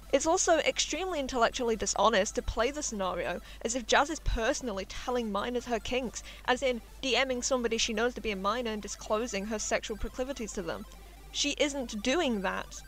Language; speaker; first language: English; native; English